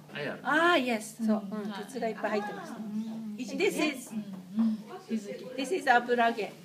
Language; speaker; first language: English; non-native, learner; Japanese